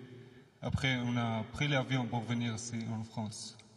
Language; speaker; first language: French; non-native, learner; Arabic